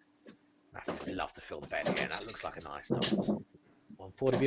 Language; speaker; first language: English; native; English